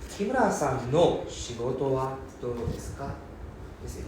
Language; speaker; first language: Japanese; non-native, fluent; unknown